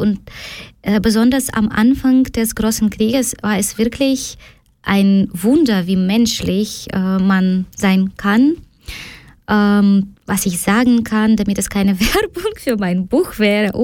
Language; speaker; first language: German; non-native, fluent; Ukrainian